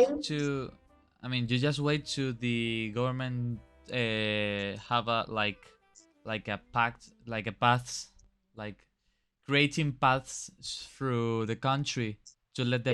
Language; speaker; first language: English; non-native, fluent; Spanish